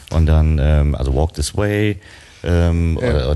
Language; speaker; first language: German; native; German